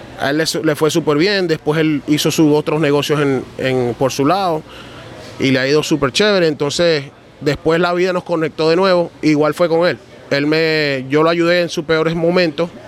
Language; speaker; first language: Spanish; early bilingual, heritage; Spanish